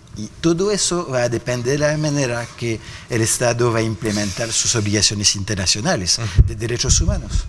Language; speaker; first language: Spanish; non-native, fluent; French